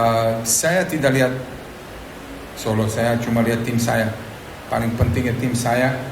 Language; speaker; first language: Indonesian; non-native, fluent; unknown